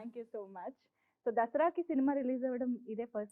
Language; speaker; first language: Telugu; native; Telugu